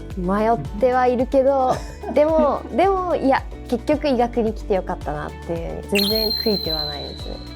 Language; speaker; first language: Japanese; native; Japanese